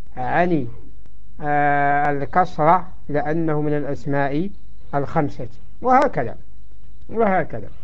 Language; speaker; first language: Arabic; native; Arabic